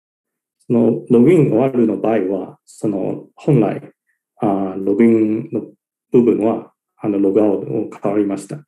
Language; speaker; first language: Japanese; non-native, learner; Chinese